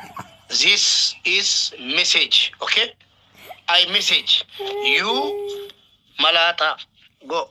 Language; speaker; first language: English; non-native, learner; Oromo